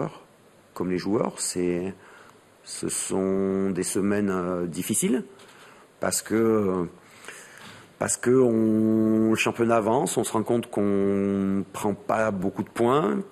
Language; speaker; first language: French; native; French